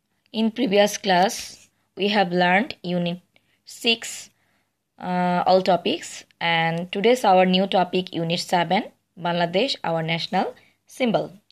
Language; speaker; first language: English; non-native, local second language; Bangla